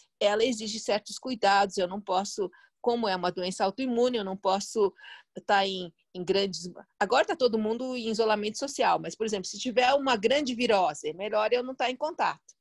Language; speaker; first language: Portuguese; early bilingual, other home language; Chinese